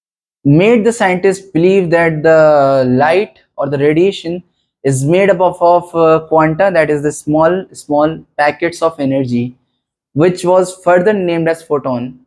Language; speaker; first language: English; non-native, local second language; Hindi